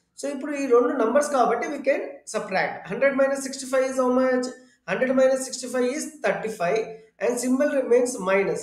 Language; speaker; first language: English; non-native, local second language; Telugu